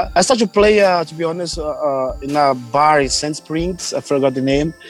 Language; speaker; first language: English; non-native, learner; Portuguese